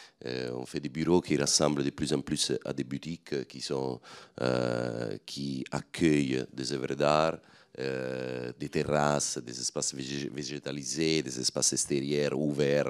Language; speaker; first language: French; non-native, fluent; Italian